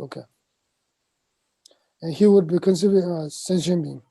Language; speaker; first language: English; non-native, fluent; Tibetan